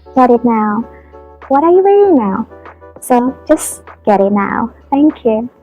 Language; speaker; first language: English; non-native, fluent; Indonesian